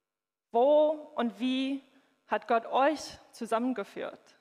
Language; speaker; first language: German; non-native, fluent; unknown